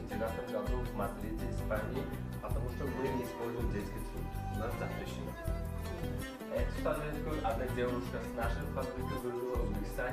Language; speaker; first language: Russian; non-native, local second language; Uzbek